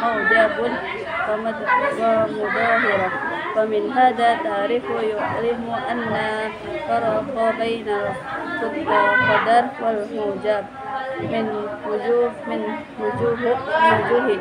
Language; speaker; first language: Arabic; non-native, learner; Indonesian